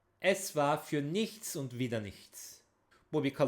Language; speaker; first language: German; non-native, fluent; Turkish